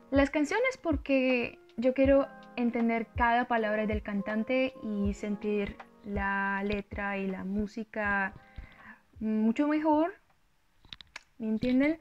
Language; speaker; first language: Spanish; non-native, learner; Russian